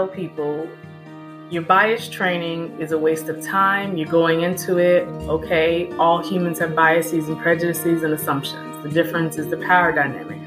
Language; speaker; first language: English; native; English